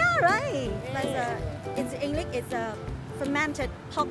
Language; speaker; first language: English; non-native, learner; Vietnamese